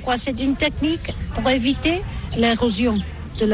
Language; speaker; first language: French; non-native, learner; Catalan